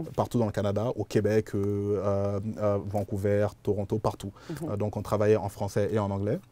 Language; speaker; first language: French; native; French